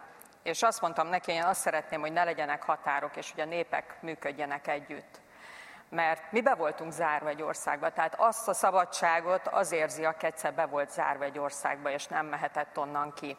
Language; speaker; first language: Hungarian; native; Hungarian